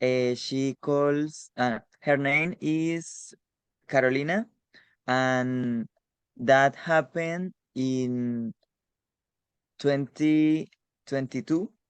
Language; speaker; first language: English; non-native, learner; Spanish